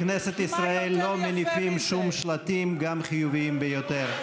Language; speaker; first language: Hebrew; native; Hebrew